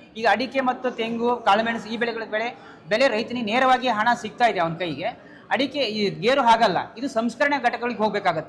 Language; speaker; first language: Kannada; native; Kannada